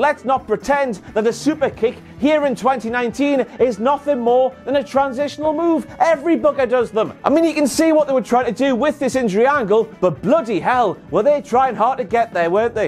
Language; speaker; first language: English; native; English